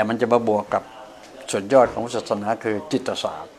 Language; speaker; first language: Thai; native; Thai